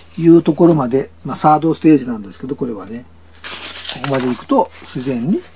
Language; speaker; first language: Japanese; native; Japanese